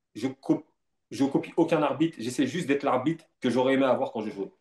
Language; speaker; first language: French; native; French